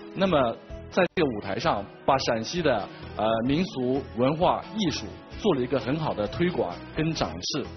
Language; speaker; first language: Chinese; native; Chinese